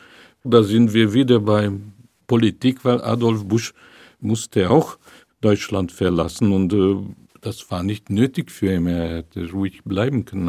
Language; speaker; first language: German; non-native, fluent; Hungarian